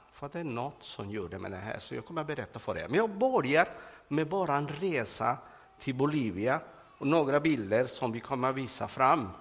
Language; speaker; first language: Swedish; non-native, fluent; Spanish